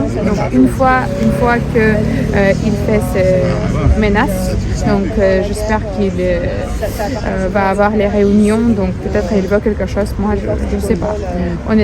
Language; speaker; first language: French; non-native, learner; Ukrainian